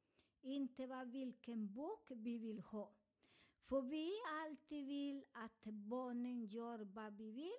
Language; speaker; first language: Swedish; non-native, fluent; Spanish